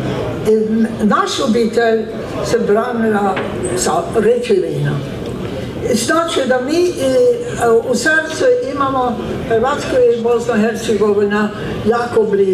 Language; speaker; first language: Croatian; non-native, learner; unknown